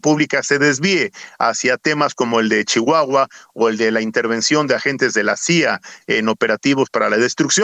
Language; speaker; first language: Spanish; native; Spanish